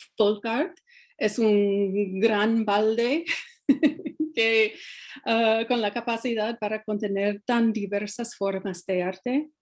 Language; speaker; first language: Spanish; non-native, fluent; English